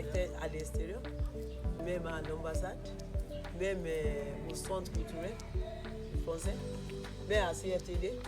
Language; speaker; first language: French; non-native, fluent; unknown